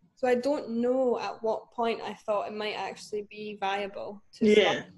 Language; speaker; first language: English; native; English